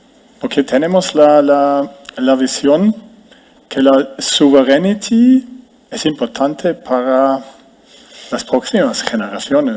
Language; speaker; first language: Spanish; non-native, fluent; German